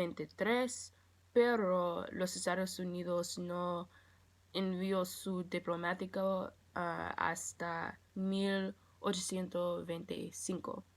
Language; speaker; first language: Spanish; non-native, learner; English